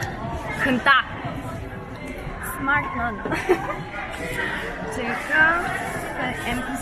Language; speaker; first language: Chinese; non-native, learner; Russian